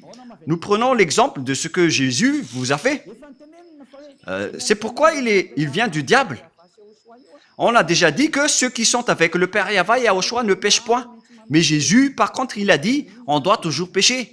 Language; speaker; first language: French; non-native, local second language; Malagasy